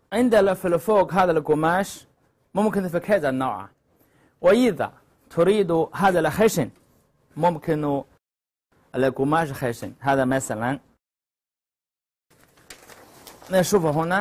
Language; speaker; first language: Arabic; non-native, learner; Chinese